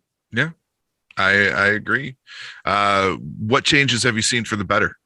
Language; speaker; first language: English; native; English